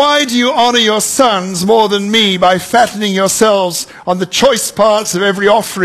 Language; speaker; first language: English; native; English